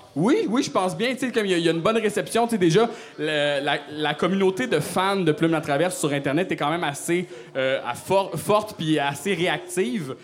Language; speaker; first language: French; native; French